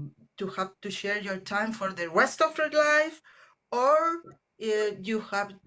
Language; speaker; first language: English; non-native, learner; Spanish